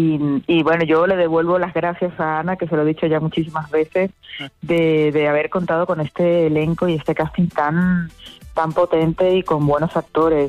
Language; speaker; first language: Spanish; native; Spanish